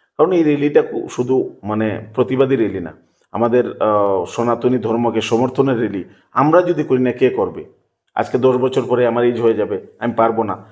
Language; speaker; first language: Bangla; native; Bangla